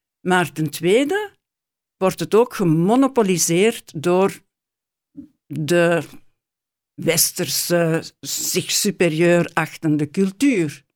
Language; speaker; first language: Dutch; native; Dutch